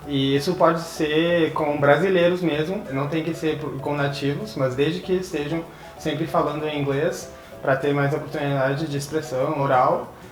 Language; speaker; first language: Portuguese; non-native, fluent; English